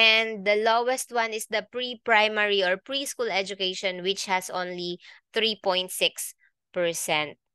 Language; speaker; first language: English; non-native, local second language; Filipino